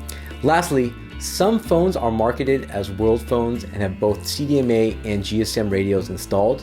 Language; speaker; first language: English; native; English